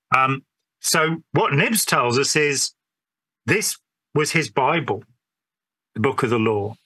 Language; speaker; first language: English; native; English